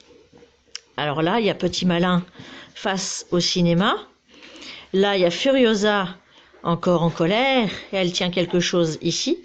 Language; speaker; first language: French; native; French